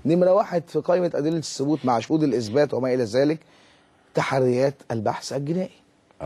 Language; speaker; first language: Arabic; native; Arabic